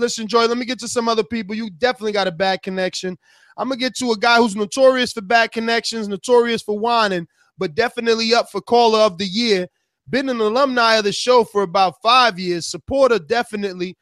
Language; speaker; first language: English; early bilingual, other home language; Spanish